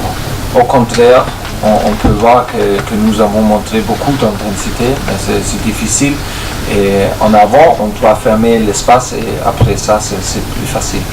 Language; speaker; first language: French; non-native, fluent; German